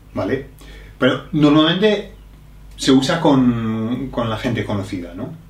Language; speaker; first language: Spanish; non-native, fluent; English